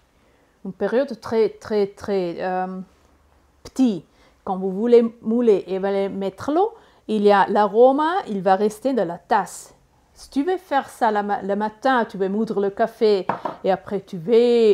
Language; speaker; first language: French; non-native, learner; Italian